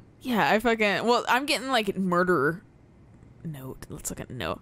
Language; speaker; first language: English; native; English